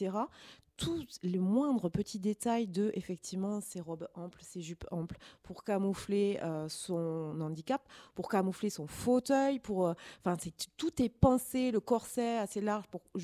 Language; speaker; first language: French; native; French